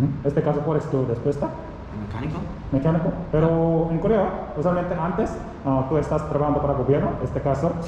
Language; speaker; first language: Spanish; non-native, learner; Korean